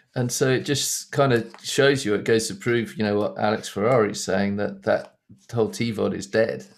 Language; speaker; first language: English; native; English